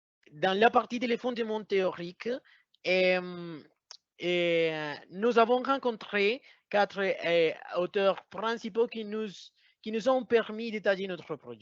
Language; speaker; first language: French; non-native, fluent; Spanish